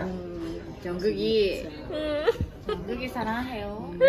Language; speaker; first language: Korean; non-native, learner; Japanese